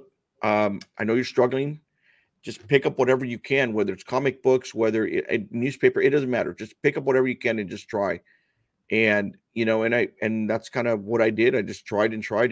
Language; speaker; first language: English; early bilingual, other home language; Spanish